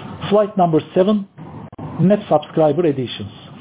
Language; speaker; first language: English; non-native, fluent; Turkish